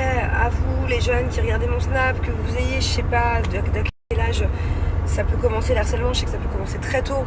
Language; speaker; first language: French; native; French